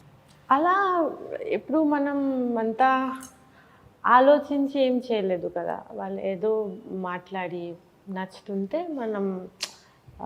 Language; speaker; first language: Telugu; non-native, learner; Bangla